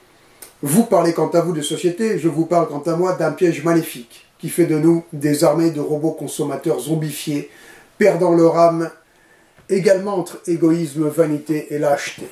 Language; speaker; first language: French; native; French